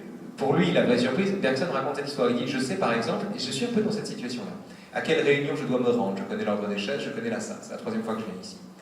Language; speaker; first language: French; native; French